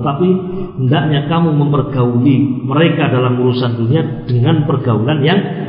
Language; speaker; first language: Indonesian; non-native, local second language; Javanese